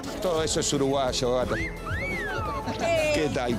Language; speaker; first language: Spanish; native; Spanish